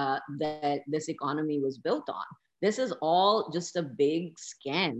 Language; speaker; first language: English; non-native, local second language; Urdu